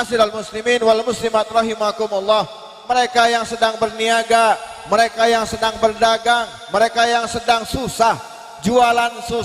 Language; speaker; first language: Indonesian; native; Indonesian